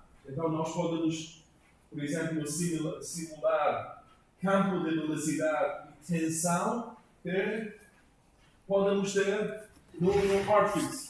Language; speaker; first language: Portuguese; non-native, learner; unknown